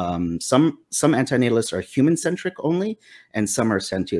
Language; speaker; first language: English; native; English